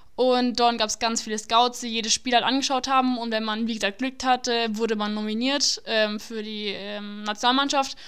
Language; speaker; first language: German; native; German